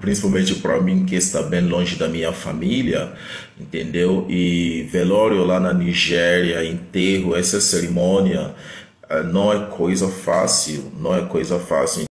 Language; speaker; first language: Portuguese; non-native, fluent; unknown